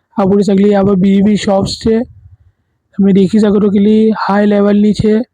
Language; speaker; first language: Gujarati; non-native, local second language; Urdu